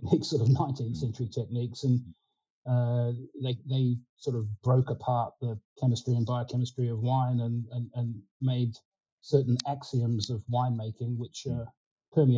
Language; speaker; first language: English; early bilingual, other home language; Ukrainian